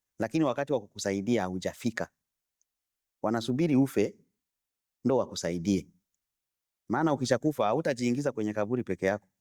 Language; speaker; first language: Swahili; non-native, local second language; Bembe